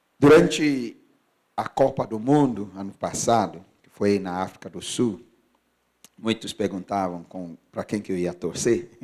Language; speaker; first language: Portuguese; non-native, fluent; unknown